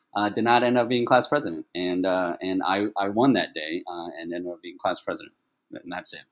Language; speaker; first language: English; early bilingual, other home language; Chinese